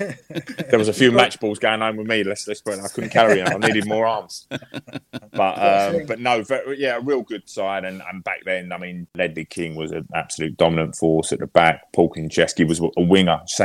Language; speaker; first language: English; native; English